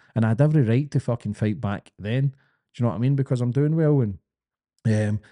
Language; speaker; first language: English; native; English